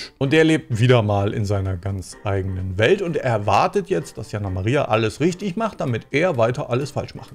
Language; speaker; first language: German; native; German